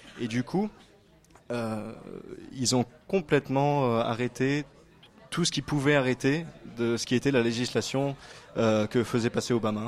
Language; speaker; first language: French; native; French